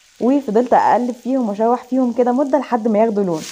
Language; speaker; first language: Arabic; native; Arabic